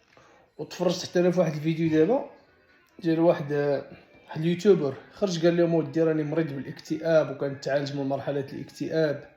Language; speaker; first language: Arabic; native; Arabic